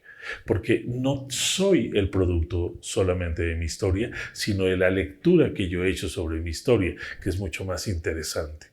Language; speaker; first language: Spanish; native; Spanish